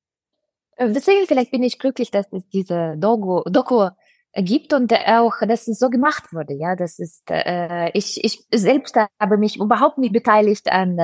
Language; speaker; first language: German; non-native, fluent; Russian